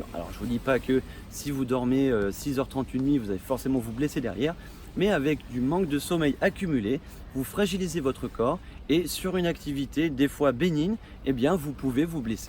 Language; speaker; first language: French; native; French